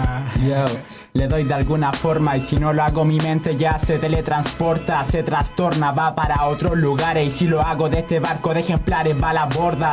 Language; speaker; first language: Spanish; native; Spanish